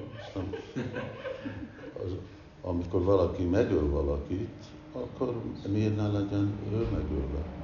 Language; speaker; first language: Hungarian; early bilingual, heritage; Hungarian